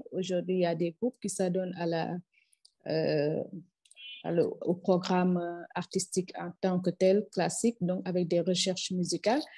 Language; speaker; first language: French; non-native, local second language; Wolof